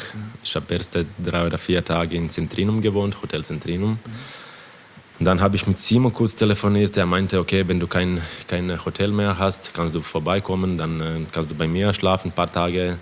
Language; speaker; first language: German; non-native, fluent; Croatian